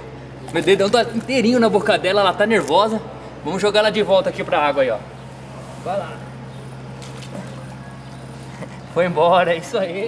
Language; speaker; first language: Portuguese; native; Portuguese